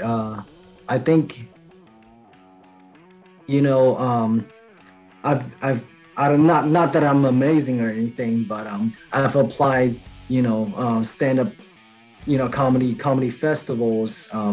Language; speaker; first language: English; non-native, fluent; Chinese